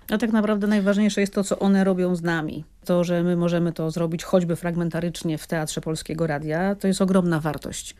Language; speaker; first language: Polish; native; Polish